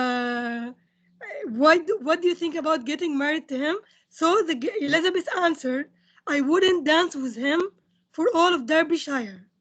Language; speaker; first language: English; non-native, fluent; Indonesian